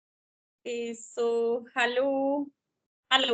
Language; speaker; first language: English; non-native, local second language; Hindi